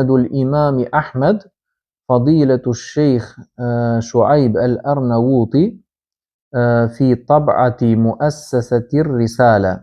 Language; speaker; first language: Arabic; non-native, fluent; Albanian